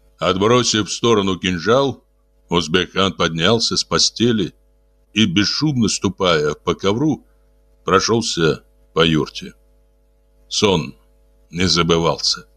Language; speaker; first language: Russian; native; Russian